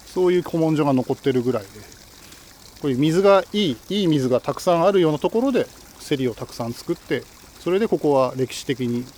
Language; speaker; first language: Japanese; native; Japanese